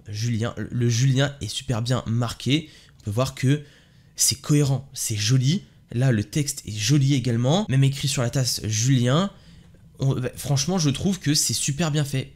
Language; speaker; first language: French; native; French